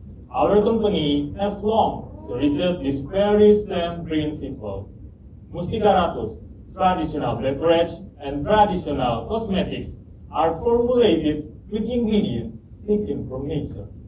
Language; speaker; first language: English; non-native, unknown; Indonesian